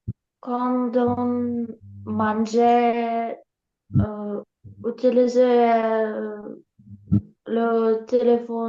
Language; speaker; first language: French; non-native, learner; Ukrainian